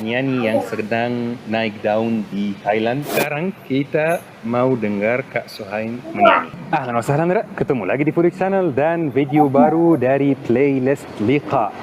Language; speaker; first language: Indonesian; non-native, fluent; Arabic